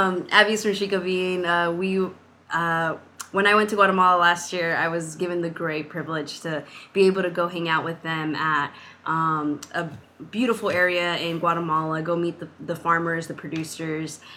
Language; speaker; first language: English; early bilingual, other home language; Spanish